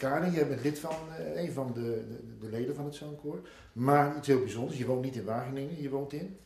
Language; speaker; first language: Dutch; native; Dutch